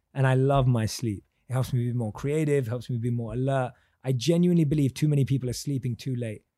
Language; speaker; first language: English; native; English